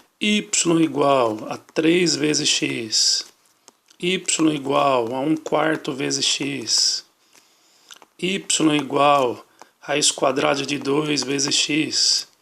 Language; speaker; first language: Portuguese; native; Portuguese